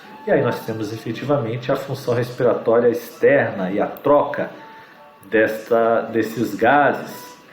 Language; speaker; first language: Portuguese; native; Portuguese